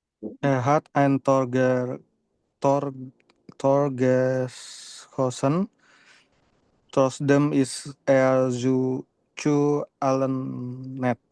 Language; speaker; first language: German; non-native, learner; Indonesian